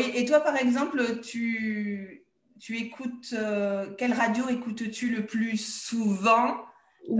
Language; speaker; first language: French; native; French